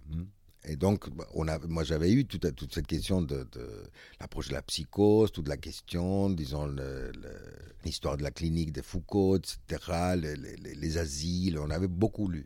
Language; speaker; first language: French; non-native, fluent; Spanish